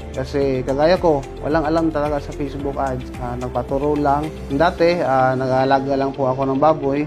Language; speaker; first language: Filipino; non-native, local second language; Cebuano